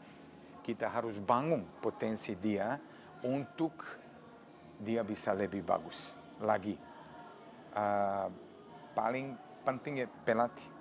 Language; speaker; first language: Indonesian; non-native, fluent; Serbian